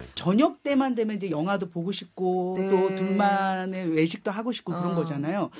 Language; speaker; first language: Korean; native; Korean